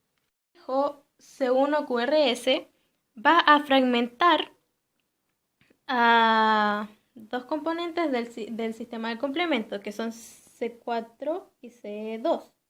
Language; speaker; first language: Spanish; native; Spanish